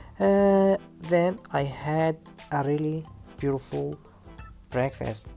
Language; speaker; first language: English; non-native, learner; Arabic